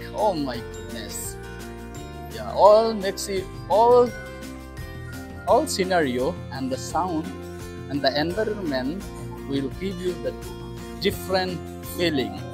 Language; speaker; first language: English; non-native, learner; Bangla